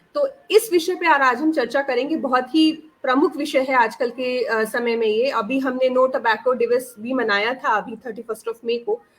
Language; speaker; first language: Hindi; native; Hindi